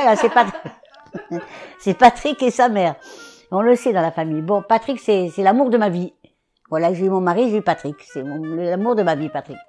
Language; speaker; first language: French; native; French